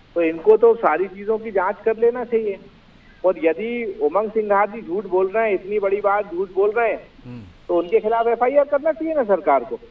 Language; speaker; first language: Hindi; native; Hindi